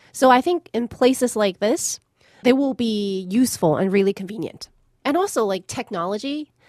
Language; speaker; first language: English; non-native, fluent; Chinese